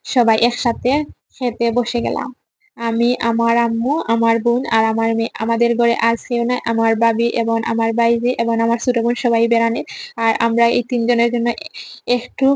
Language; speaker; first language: Bangla; non-native, local second language; Sylheti